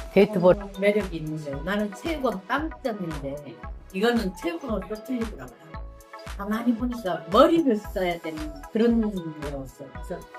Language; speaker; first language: Korean; native; Korean